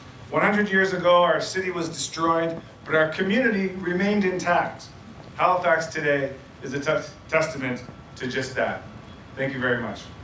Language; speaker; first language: English; native; English